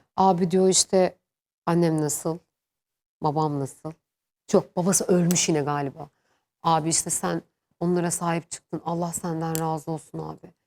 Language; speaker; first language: Turkish; native; Turkish